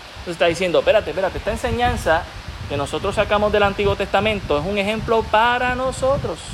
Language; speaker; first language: Spanish; native; Spanish